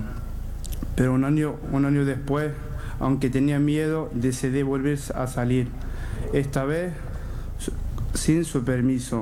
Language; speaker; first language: Spanish; non-native, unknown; Arabic